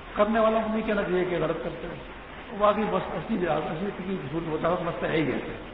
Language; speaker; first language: Urdu; non-native, local second language; Pashto